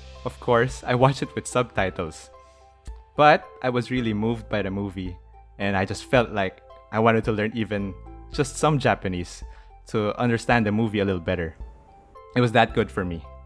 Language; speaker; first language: English; non-native, local second language; Filipino